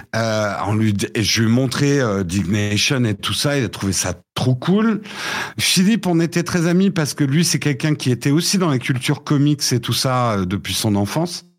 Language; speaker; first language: French; early bilingual, other home language; English